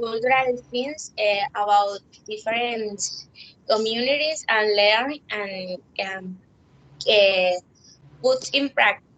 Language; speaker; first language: English; non-native, learner; Spanish